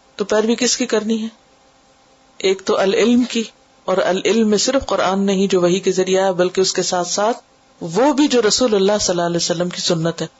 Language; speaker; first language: Urdu; native; Urdu